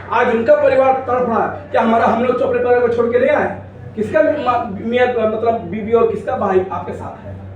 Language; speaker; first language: Hindi; native; Hindi